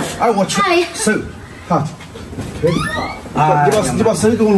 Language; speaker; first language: Chinese; native; Chinese